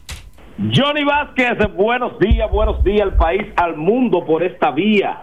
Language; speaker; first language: Spanish; native; Spanish